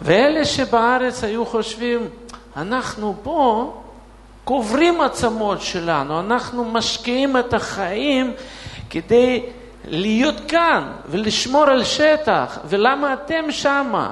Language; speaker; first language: Hebrew; non-native, fluent; Russian